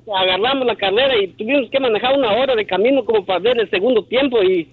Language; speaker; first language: Spanish; native; Spanish